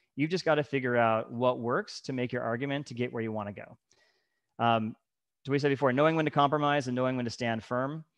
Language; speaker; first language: English; native; English